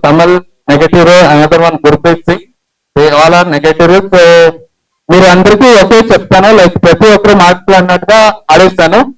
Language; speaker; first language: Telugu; early bilingual, heritage; Telugu